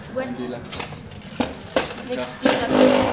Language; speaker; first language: French; native; French